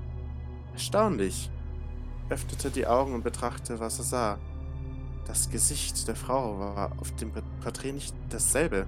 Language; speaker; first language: German; native; German